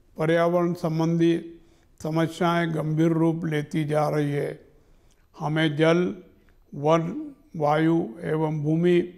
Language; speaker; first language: Hindi; native; Hindi